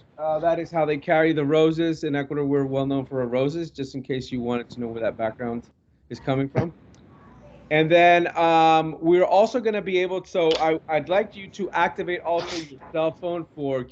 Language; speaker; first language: English; non-native, local second language; Spanish